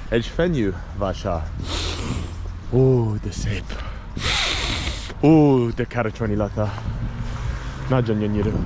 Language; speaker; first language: Hungarian; non-native, learner; English